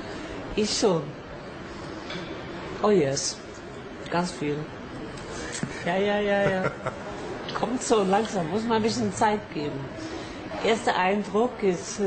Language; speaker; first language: German; non-native, fluent; Norwegian